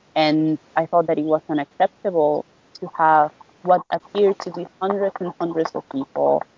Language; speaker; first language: English; non-native, fluent; Spanish